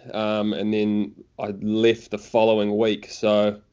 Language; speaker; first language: English; native; English